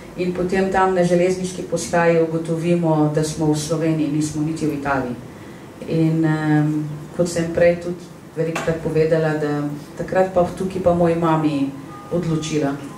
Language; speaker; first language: Slovenian; non-native, fluent; Arabic